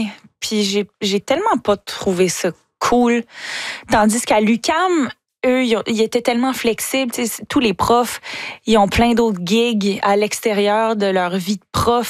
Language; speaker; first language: French; native; French